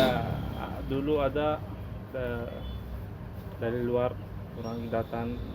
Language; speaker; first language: Indonesian; non-native, learner; Arabic